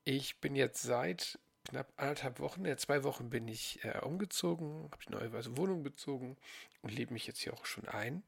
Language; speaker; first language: German; native; German